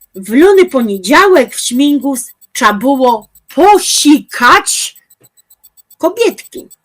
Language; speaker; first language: Polish; native; Polish